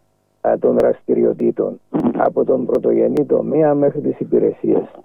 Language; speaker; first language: Greek; native; Greek